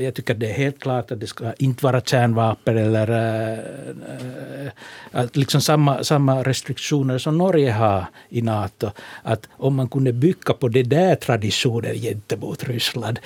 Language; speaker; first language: Swedish; non-native, local second language; Finnish